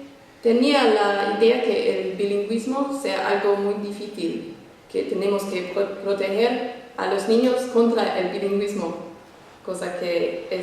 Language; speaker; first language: Spanish; non-native, fluent; English